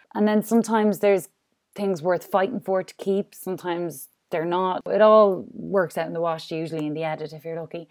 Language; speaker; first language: English; native; English